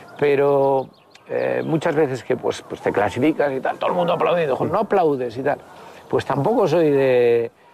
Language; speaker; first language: Spanish; native; Spanish